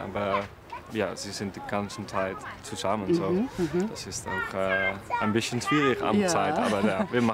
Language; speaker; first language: German; non-native, learner; Dutch